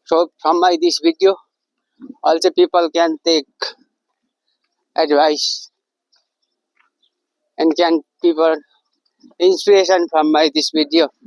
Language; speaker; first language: English; non-native, learner; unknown